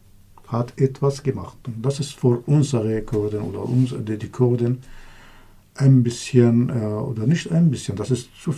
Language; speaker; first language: German; non-native, learner; Kurdish